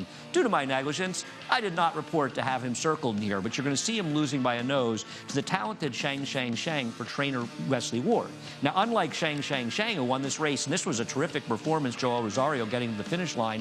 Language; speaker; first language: English; native; English